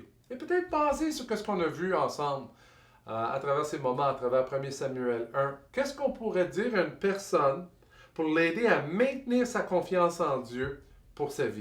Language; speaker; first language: French; native; French